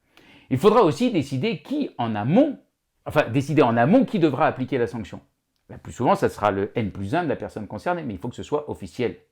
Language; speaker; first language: French; native; French